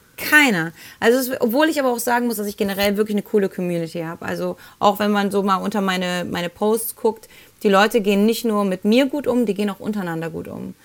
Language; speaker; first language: German; early bilingual, other home language; Spanish